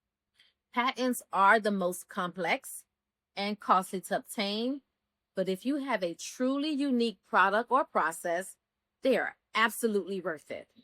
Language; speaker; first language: English; native; English